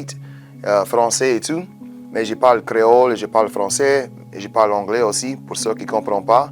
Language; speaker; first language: French; non-native, local second language; English